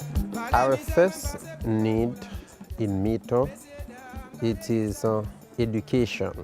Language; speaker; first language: English; non-native, local second language; Haitian Creole